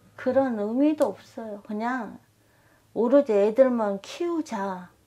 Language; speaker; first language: Korean; native; Korean